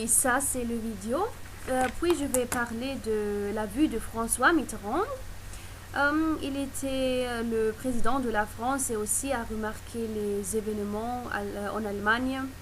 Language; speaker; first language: French; non-native, learner; German